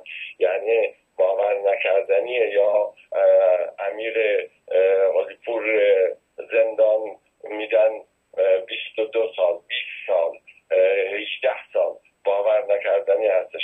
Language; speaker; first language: Persian; native; Persian